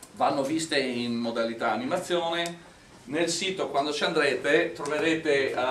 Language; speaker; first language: Italian; non-native, fluent; English